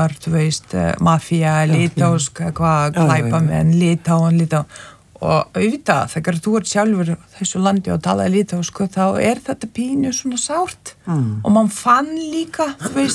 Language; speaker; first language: Icelandic; non-native, fluent; Lithuanian